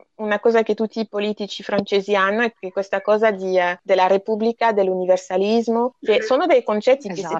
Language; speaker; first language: Italian; non-native, fluent; French